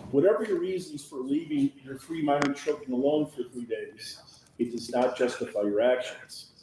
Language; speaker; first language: English; native; English